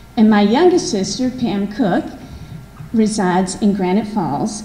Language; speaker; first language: English; native; English